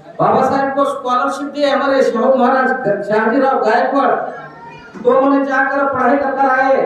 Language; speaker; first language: Hindi; non-native, local second language; Marathi